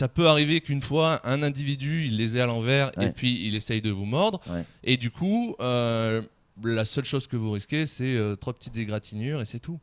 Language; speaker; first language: French; native; French